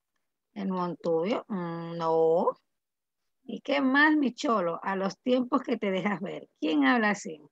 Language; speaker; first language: Spanish; native; Spanish